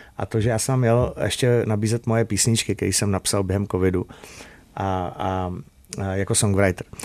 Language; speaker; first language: Czech; native; Czech